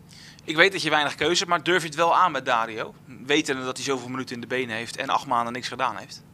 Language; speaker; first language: Dutch; native; Dutch